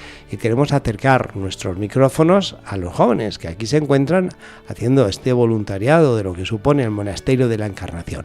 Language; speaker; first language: Spanish; native; Spanish